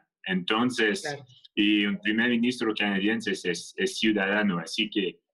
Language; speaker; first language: Spanish; non-native, fluent; French